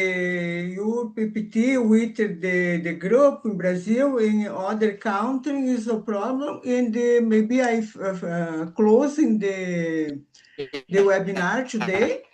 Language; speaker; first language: English; non-native, learner; Portuguese